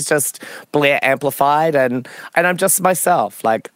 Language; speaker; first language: English; native; English